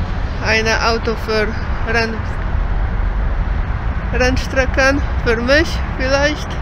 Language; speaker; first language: German; non-native, learner; Polish